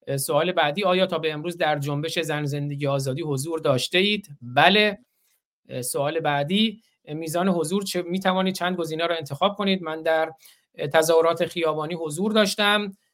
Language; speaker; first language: Persian; non-native, local second language; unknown